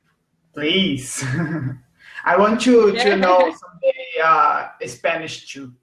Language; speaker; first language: English; non-native, learner; Portuguese